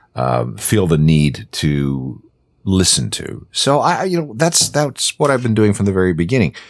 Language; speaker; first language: English; native; English